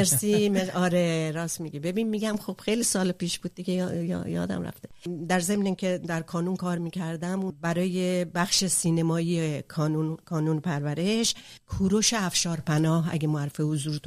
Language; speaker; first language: Persian; native; Persian